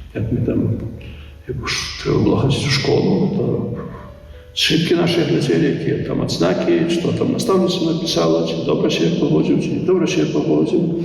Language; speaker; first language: Belarusian; native; Belarusian